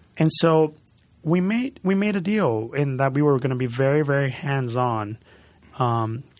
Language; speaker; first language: English; early bilingual, other home language; Spanish